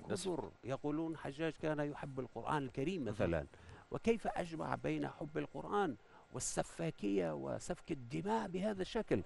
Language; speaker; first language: Arabic; non-native, fluent; Persian